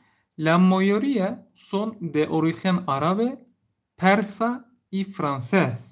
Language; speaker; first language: Spanish; non-native, learner; Turkish